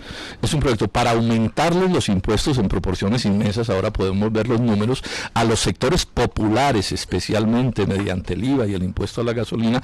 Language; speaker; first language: Spanish; native; Spanish